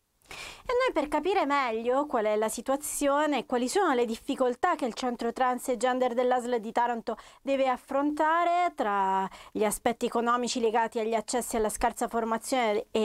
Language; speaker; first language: Italian; native; Italian